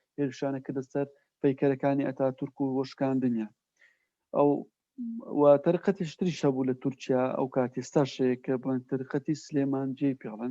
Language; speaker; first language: Central Kurdish; native; Central Kurdish